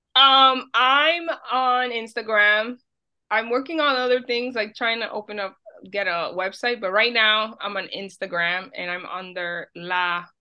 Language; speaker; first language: English; early bilingual, other home language; Spanish